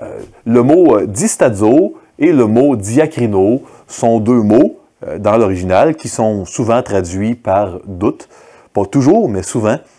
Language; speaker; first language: French; native; French